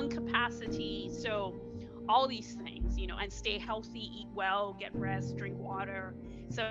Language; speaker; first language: English; non-native, local second language; Igbo